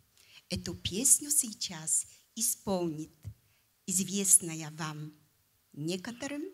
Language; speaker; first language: Russian; non-native, fluent; Polish